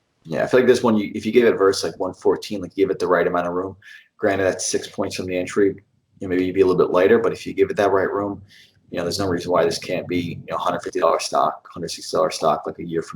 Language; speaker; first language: English; native; English